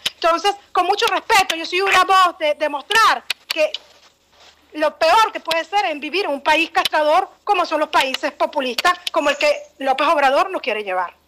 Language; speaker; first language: Spanish; native; Spanish